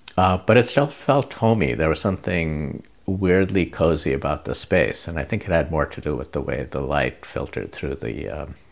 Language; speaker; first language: English; non-native, local second language; Bangla